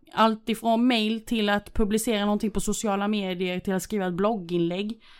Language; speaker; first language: Swedish; early bilingual, other home language; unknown